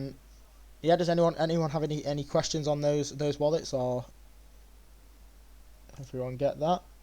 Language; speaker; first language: English; native; English